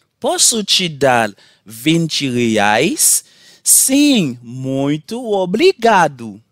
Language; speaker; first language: Portuguese; non-native, learner; Haitian Creole